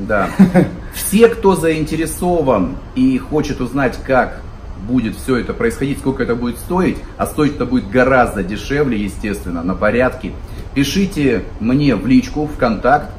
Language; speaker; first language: Russian; native; Russian